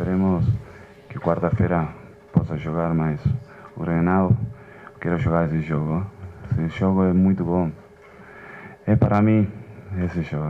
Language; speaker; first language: Portuguese; non-native, learner; Spanish